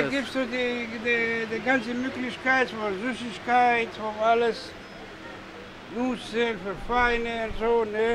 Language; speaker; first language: German; non-native, learner; Greek